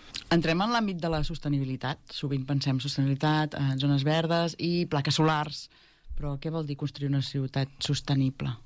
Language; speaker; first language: Catalan; native; Catalan